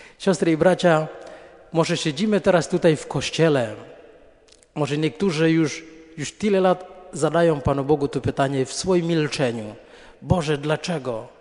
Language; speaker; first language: Polish; non-native, fluent; Indonesian